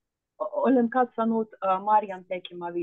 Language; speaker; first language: Finnish; non-native, learner; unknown